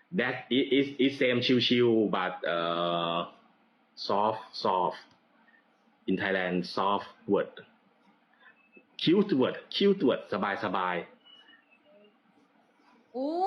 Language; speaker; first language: English; non-native, learner; Thai